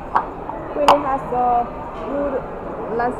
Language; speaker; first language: English; non-native, learner; Chinese